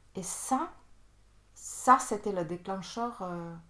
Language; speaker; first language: French; native; French